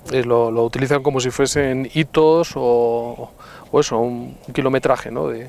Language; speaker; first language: Spanish; native; Spanish